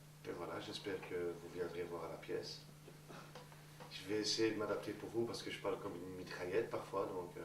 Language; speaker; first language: French; native; French